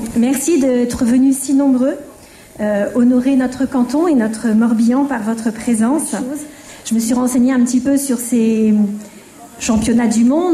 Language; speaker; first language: French; native; French